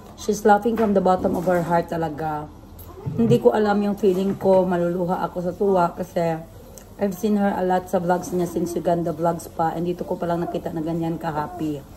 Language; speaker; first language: Filipino; non-native, local second language; Cebuano